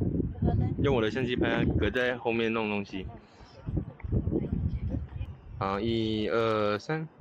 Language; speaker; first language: Chinese; native; Chinese